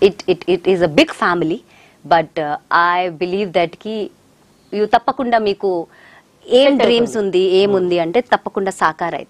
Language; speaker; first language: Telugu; non-native, local second language; Hindi